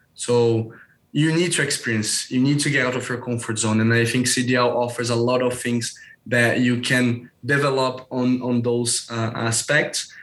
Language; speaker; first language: English; non-native, fluent; Portuguese